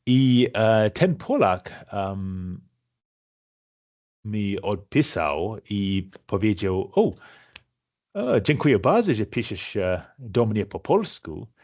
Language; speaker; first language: Polish; non-native, fluent; English